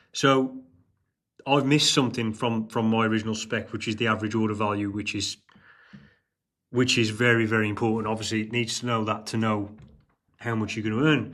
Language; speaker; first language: English; native; English